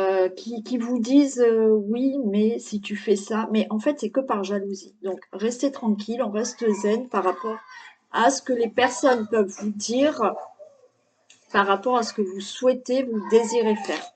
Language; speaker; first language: French; native; French